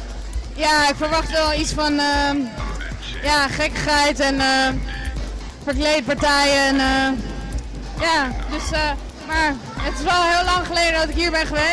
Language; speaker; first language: Dutch; native; Dutch